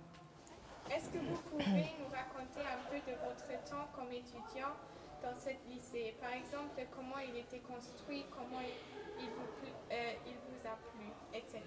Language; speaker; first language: French; non-native, learner; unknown